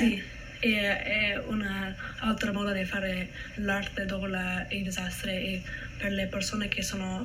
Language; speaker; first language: Italian; non-native, learner; English